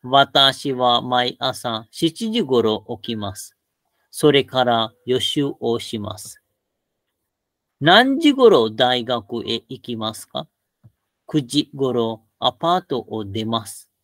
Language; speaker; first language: Japanese; non-native, fluent; Sinhala